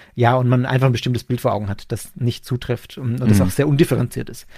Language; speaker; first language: German; native; German